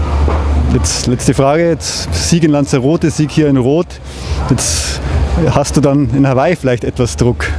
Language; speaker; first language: German; native; German